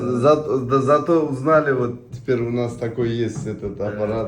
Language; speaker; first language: Russian; non-native, local second language; Uzbek